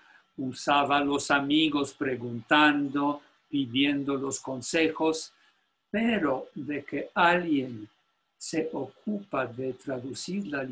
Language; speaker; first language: Spanish; non-native, fluent; Polish